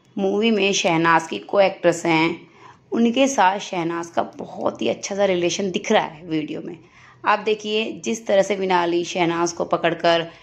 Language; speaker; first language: Hindi; native; Hindi